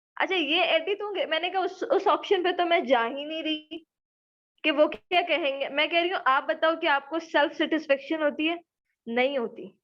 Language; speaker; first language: Urdu; native; Urdu